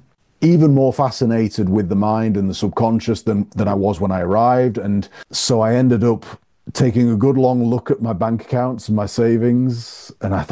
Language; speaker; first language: English; native; English